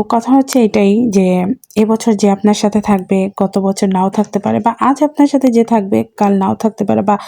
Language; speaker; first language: Bangla; non-native, local second language; Sylheti